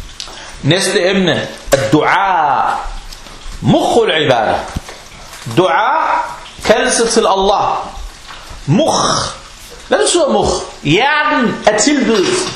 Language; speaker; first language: Danish; early bilingual, other home language; Arabic